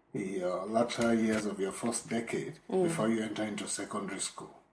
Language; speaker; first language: English; non-native, local second language; Yoruba